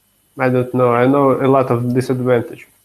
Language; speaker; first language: English; non-native, learner; Russian